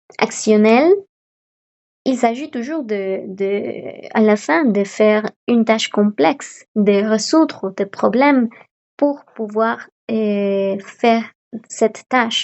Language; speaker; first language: French; non-native, fluent; Spanish